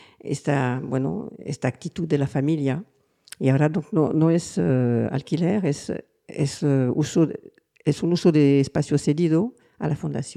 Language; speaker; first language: Spanish; non-native, fluent; French